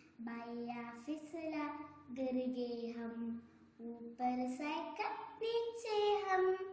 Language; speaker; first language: Hindi; non-native, local second language; Malayalam